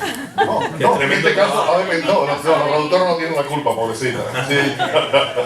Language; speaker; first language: Spanish; native; Spanish